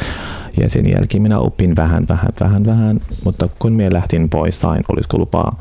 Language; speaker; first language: Finnish; non-native, learner; Arabic